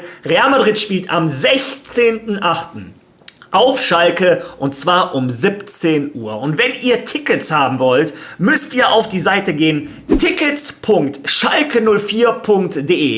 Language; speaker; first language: German; native; German